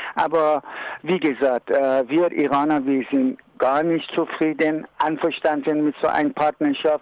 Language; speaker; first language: German; non-native, learner; Persian